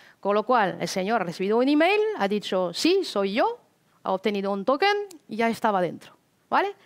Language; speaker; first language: Spanish; non-native, fluent; French